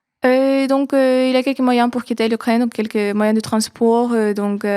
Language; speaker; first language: French; non-native, fluent; Ukrainian